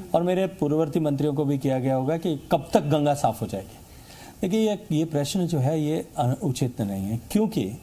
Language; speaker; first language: Hindi; native; Hindi